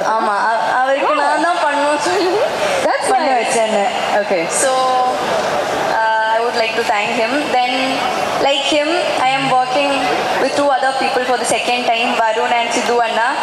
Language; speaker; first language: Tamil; non-native, local second language; Malayalam